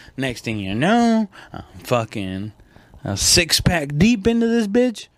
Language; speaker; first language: English; non-native, fluent; Spanish